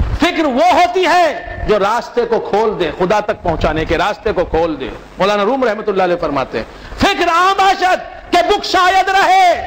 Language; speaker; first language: Urdu; native; Urdu